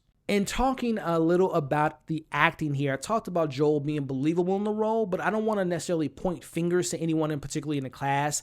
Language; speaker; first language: English; native; English